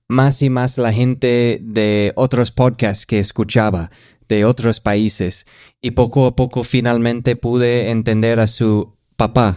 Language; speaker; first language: Spanish; non-native, fluent; English